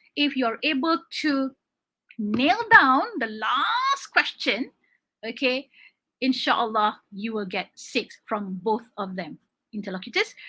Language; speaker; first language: English; non-native, local second language; Malay